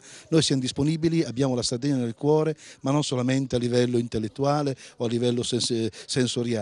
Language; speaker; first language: Italian; native; Italian